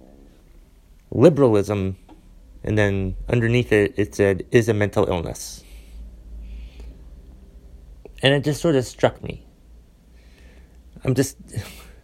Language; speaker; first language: English; native; English